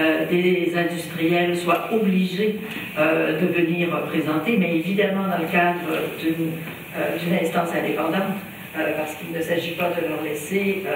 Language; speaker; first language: French; native; French